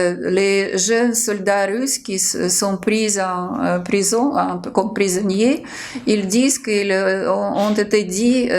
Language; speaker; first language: French; non-native, fluent; Ukrainian